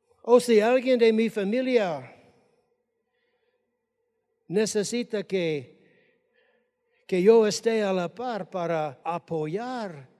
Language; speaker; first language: Spanish; non-native, fluent; English